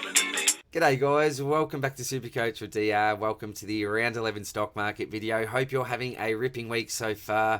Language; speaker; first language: English; native; English